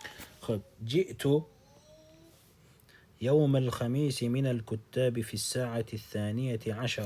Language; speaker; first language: Arabic; non-native, fluent; Uzbek